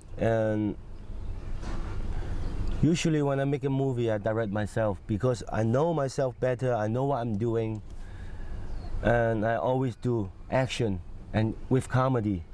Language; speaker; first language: English; non-native, fluent; Cantonese